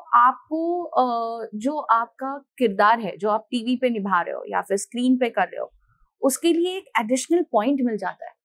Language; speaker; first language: Hindi; non-native, local second language; Marathi